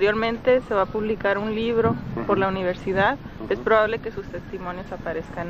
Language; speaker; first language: Spanish; native; Spanish